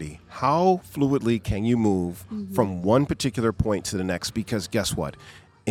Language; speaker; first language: English; native; English